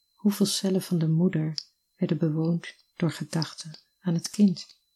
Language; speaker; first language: Dutch; native; Dutch